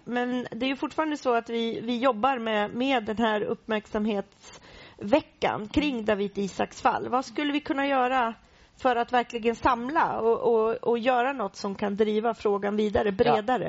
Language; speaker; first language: Swedish; native; Swedish